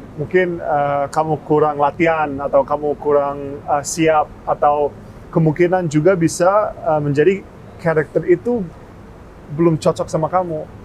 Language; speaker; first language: Indonesian; early bilingual, heritage; English